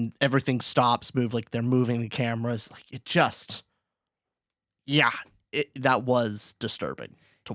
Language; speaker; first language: English; native; English